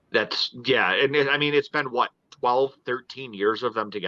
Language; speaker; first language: English; native; English